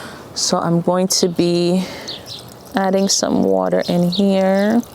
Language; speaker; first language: English; native; English